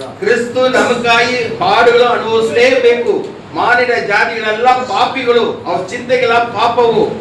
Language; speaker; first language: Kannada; non-native, local second language; Telugu